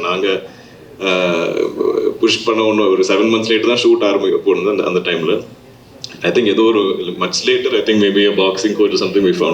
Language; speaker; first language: Tamil; non-native, local second language; Malayalam